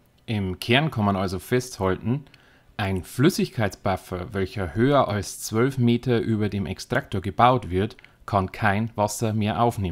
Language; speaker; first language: German; native; German